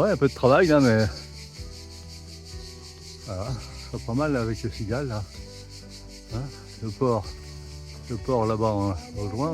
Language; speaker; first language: French; native; French